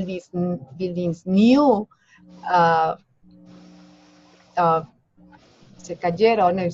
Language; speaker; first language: English; non-native, learner; Spanish